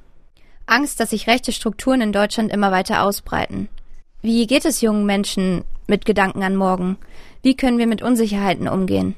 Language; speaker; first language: German; native; German